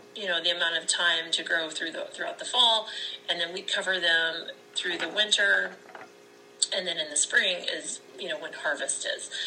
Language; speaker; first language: English; native; English